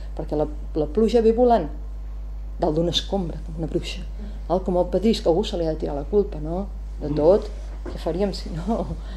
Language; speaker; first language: Catalan; native; Catalan